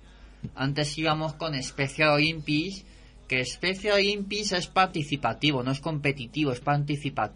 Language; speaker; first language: Spanish; native; Spanish